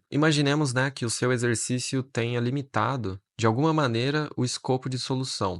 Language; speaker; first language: Portuguese; native; Portuguese